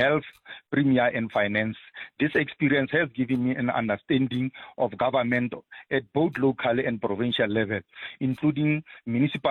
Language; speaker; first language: English; non-native, local second language; Tswana